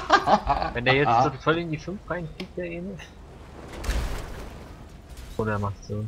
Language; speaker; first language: German; native; German